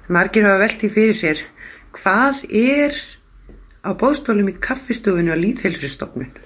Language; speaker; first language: Icelandic; native; Icelandic